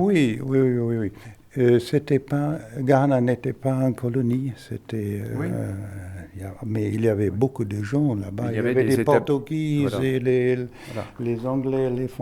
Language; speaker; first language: French; non-native, fluent; German